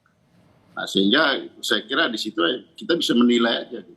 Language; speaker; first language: Indonesian; native; Indonesian